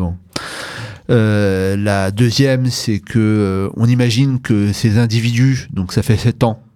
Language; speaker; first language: French; native; French